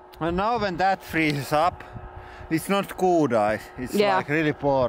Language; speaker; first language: English; non-native, fluent; Finnish